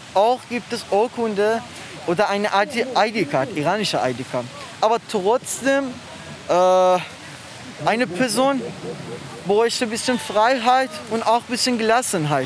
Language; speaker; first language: German; non-native, learner; Persian